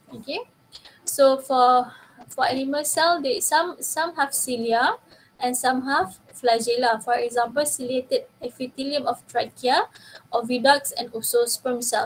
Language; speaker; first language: English; non-native, local second language; Malay